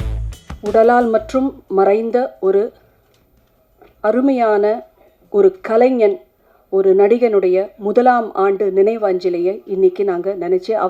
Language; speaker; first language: Tamil; native; Tamil